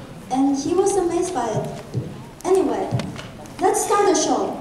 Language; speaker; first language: English; non-native, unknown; Chinese